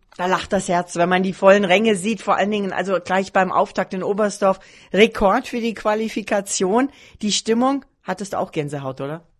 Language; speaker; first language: German; native; German